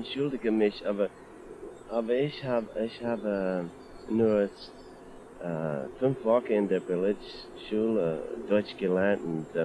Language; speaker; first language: German; non-native, learner; English